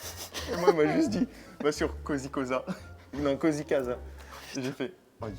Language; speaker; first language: French; native; French